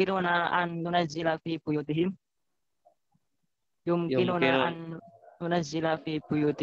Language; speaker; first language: Arabic; non-native, learner; Indonesian